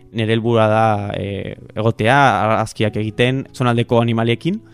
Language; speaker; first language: Basque; native; Basque